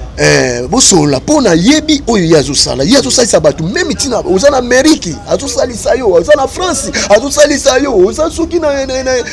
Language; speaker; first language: Lingala; non-native, local second language; Kongo